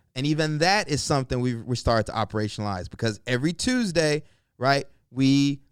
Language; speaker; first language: English; native; English